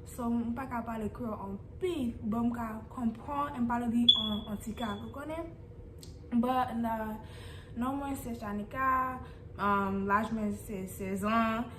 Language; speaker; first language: Haitian Creole; early bilingual, heritage; English